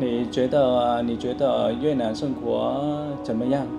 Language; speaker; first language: Chinese; non-native, learner; Vietnamese